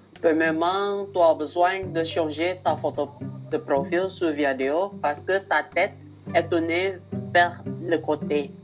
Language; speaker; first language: French; non-native, learner; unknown